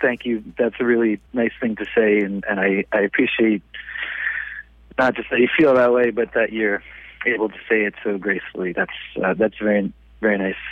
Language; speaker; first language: English; native; English